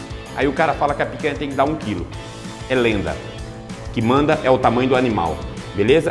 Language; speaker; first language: Portuguese; native; Portuguese